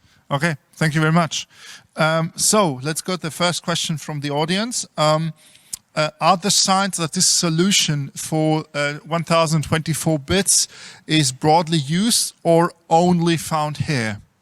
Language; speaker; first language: English; non-native, fluent; German